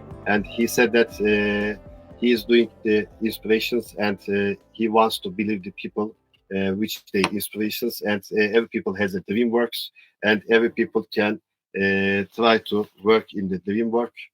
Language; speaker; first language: English; non-native, learner; Turkish